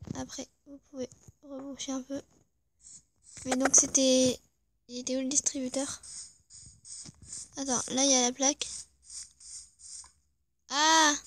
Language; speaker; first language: French; native; French